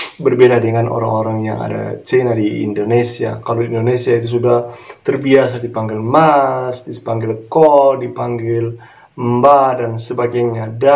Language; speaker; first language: Indonesian; native; Indonesian